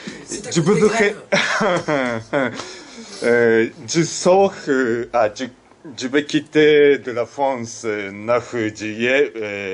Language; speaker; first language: French; non-native, learner; Japanese